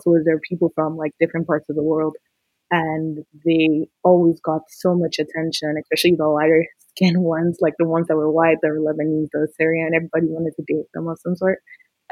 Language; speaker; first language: English; non-native, local second language; Yoruba